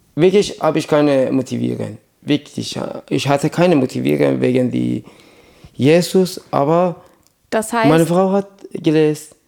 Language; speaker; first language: German; non-native, learner; Persian